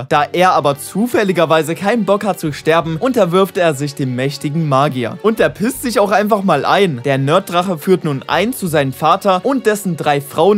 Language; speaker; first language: German; native; German